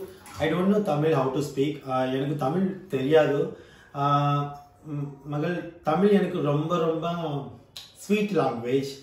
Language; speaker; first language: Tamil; non-native, learner; Telugu